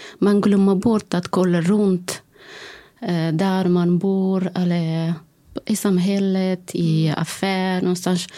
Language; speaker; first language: Swedish; non-native, fluent; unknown